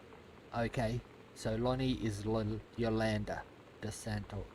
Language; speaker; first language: English; native; English